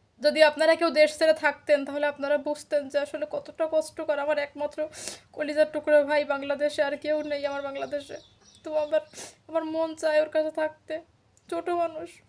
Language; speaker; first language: Bangla; native; Bangla